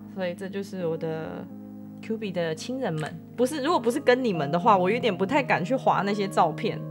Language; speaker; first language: Chinese; native; Chinese